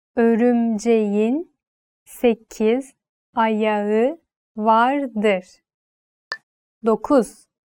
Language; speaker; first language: Turkish; native; Turkish